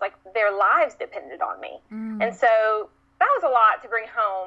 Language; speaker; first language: English; native; English